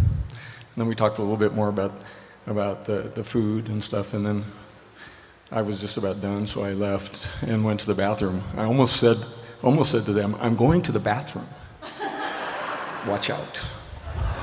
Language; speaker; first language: English; native; English